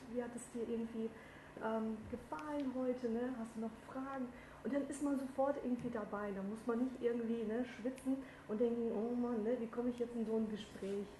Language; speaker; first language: German; native; German